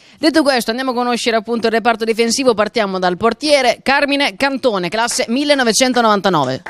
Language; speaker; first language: Italian; native; Italian